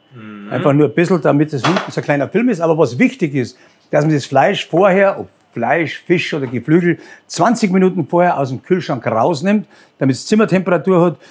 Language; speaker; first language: German; native; German